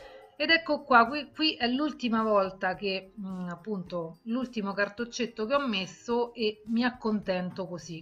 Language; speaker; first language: Italian; native; Italian